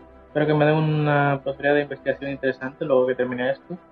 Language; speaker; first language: Spanish; native; Spanish